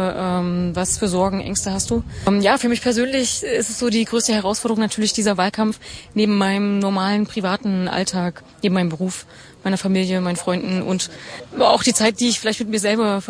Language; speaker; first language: German; native; German